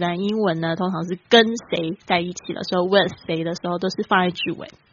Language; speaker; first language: Chinese; native; Chinese